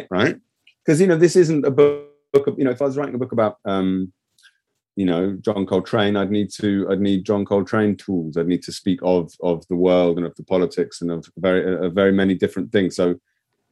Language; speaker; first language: English; native; English